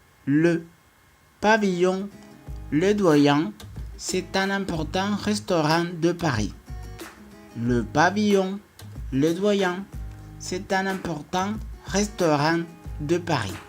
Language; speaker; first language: French; non-native, fluent; Spanish